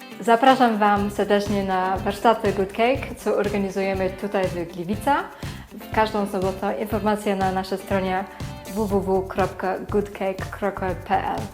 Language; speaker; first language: Polish; non-native, learner; English